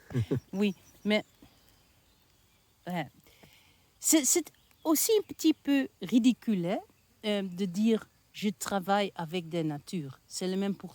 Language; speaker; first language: French; non-native, learner; Dutch